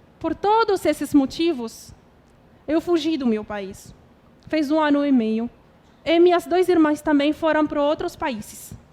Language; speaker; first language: Portuguese; non-native, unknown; Arabic